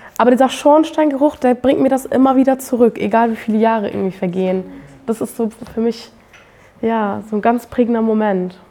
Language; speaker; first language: German; native; German